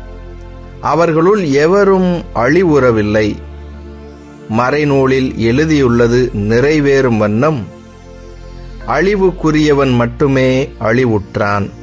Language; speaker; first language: Tamil; native; Tamil